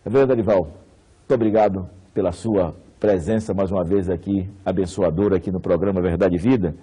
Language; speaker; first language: Portuguese; native; Portuguese